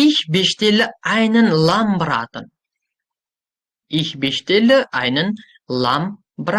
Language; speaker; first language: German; non-native, fluent; Uzbek